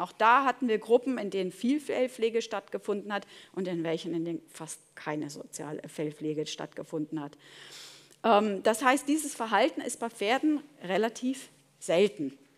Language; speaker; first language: German; native; German